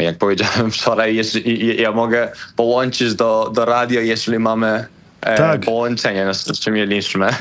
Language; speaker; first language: Polish; non-native, learner; Spanish